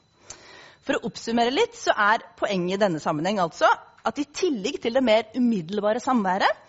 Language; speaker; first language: Norwegian; native; Norwegian